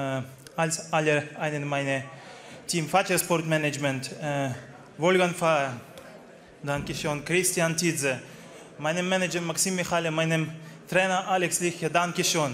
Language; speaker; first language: German; non-native, learner; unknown